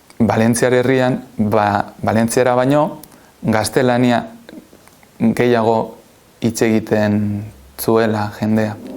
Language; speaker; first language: Basque; non-native, local second language; Catalan